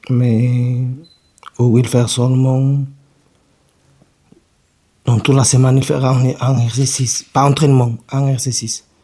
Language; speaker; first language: French; non-native, learner; Portuguese